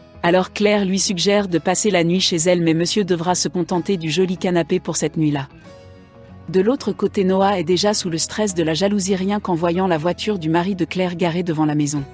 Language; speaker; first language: French; non-native, local second language; Haitian Creole